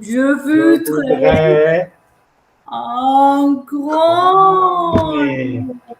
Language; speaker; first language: French; non-native, fluent; English